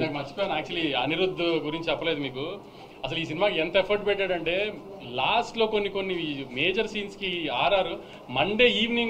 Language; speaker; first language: Telugu; native; Telugu